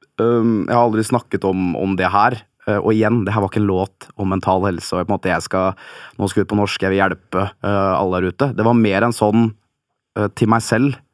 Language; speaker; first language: Norwegian; native; Norwegian